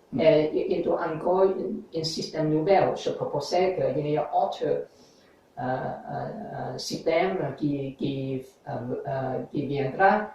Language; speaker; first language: French; non-native, fluent; English